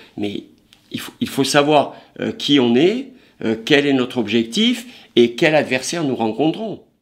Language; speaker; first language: French; native; French